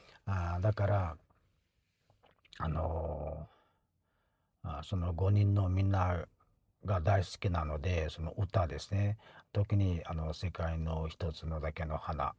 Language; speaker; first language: Japanese; non-native, fluent; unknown